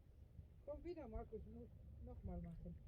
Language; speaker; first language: German; non-native, learner; Arabic